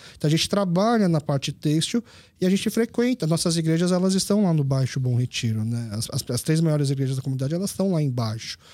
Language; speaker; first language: Portuguese; early bilingual, other home language; Korean